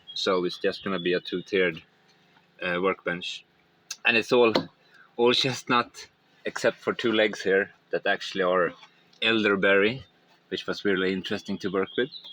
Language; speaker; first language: English; non-native, fluent; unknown